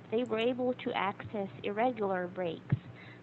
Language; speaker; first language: English; non-native, fluent; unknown